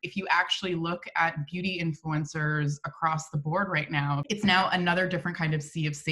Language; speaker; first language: English; native; English